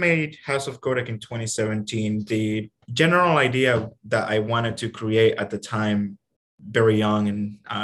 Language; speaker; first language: English; non-native, fluent; Spanish